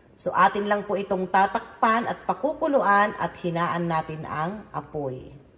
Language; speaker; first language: Filipino; non-native, local second language; Iloko